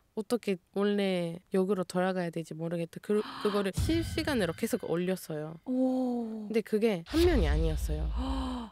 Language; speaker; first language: Korean; non-native, fluent; Japanese